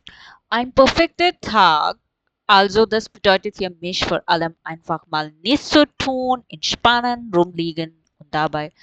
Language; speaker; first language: German; non-native, fluent; Urdu